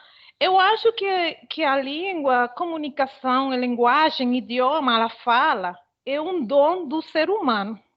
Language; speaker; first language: Portuguese; non-native, fluent; Spanish